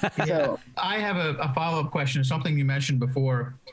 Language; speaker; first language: English; native; English